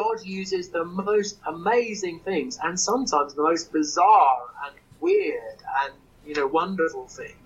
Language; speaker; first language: English; native; English